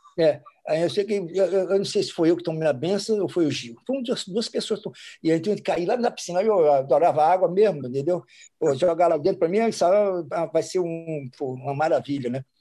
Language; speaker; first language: Portuguese; native; Portuguese